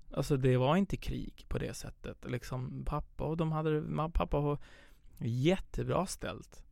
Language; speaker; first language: Swedish; early bilingual, other home language; Persian